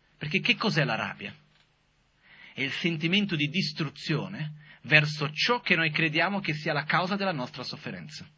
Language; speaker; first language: Italian; non-native, fluent; Portuguese